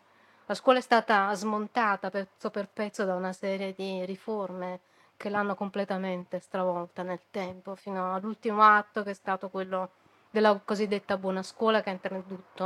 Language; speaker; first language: Italian; native; Italian